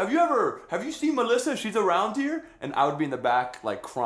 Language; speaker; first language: English; early bilingual, other home language; Spanish